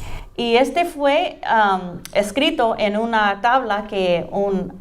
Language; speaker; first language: Spanish; non-native, fluent; English